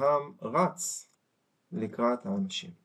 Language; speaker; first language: Hebrew; native; Hebrew